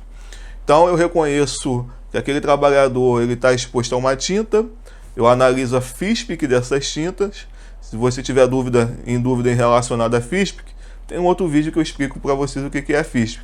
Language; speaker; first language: Portuguese; native; Portuguese